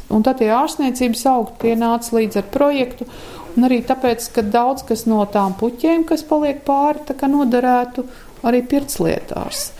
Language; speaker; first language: Latvian; native; Latvian